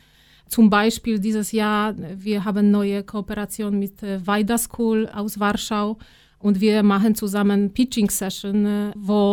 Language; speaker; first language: German; non-native, fluent; Polish